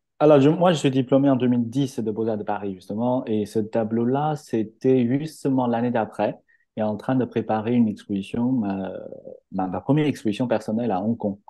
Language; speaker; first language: French; non-native, fluent; Chinese